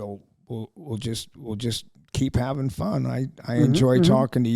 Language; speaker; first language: English; native; English